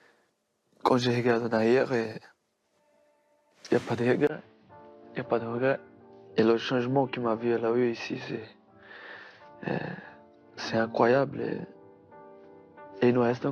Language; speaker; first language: French; non-native, fluent; Portuguese